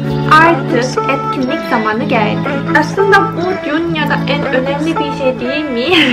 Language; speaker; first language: Turkish; non-native, fluent; Korean